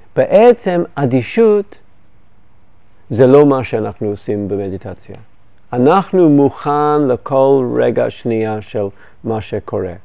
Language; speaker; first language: Hebrew; non-native, fluent; English